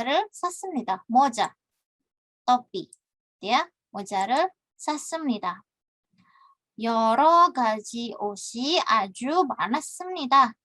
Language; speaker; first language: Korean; non-native, fluent; Indonesian